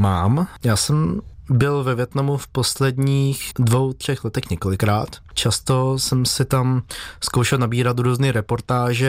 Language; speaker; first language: Czech; early bilingual, other home language; Vietnamese